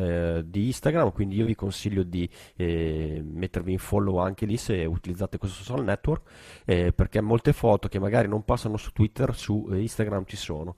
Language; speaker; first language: Italian; native; Italian